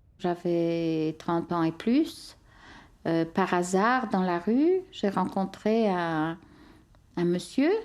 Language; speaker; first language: French; non-native, fluent; Polish